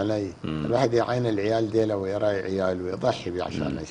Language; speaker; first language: Arabic; native; Arabic